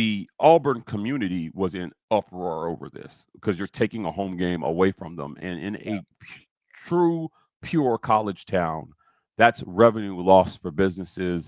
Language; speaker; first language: English; native; English